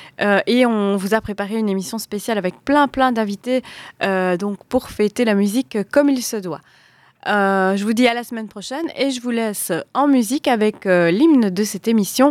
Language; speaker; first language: French; native; French